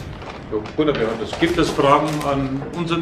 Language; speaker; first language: German; native; German